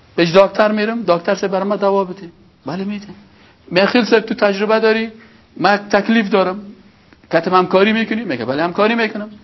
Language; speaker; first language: Persian; native; Persian